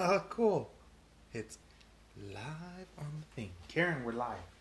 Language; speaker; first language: English; early bilingual, other home language; Spanish